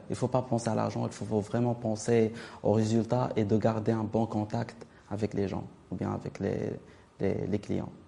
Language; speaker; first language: French; non-native, local second language; Arabic